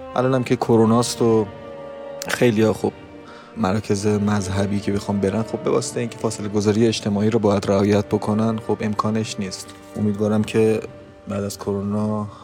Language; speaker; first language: Persian; non-native, local second language; Armenian